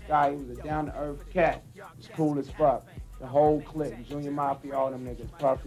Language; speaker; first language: English; native; English